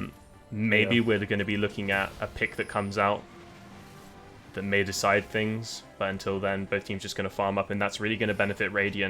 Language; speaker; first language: English; native; English